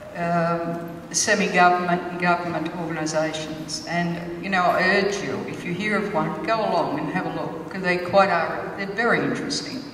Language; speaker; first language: English; native; English